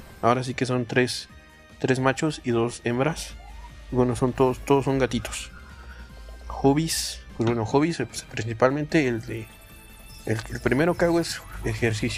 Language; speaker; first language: Spanish; native; Spanish